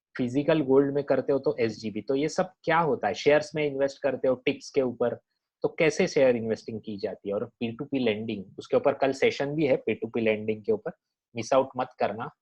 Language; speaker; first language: Hindi; non-native, local second language; Marathi